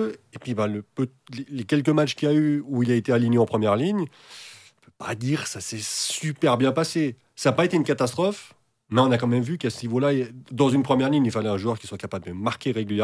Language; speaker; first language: French; native; French